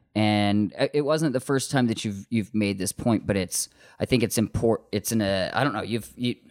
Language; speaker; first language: English; native; English